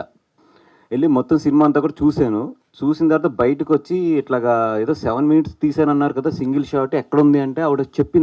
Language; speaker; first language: Telugu; native; Telugu